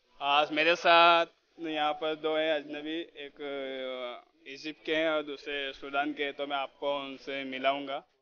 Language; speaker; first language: Hindi; native; Hindi